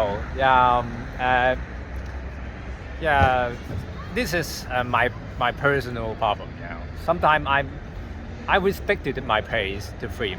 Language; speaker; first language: English; non-native, learner; Cantonese